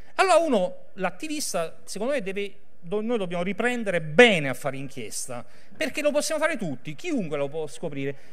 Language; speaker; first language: Italian; native; Italian